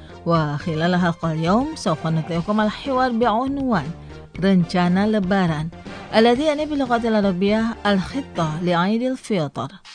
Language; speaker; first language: Arabic; non-native, fluent; Indonesian